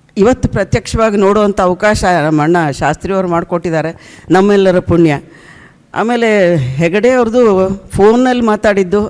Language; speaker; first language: Kannada; native; Kannada